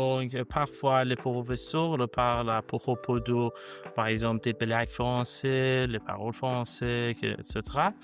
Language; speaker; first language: French; non-native, learner; Persian